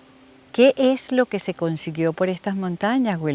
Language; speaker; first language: Spanish; native; Spanish